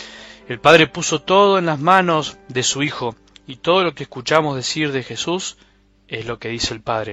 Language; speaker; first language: Spanish; native; Spanish